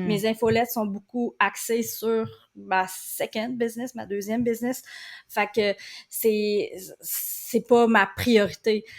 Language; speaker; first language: French; native; French